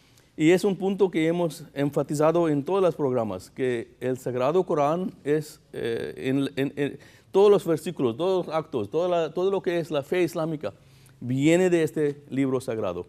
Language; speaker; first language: Spanish; non-native, fluent; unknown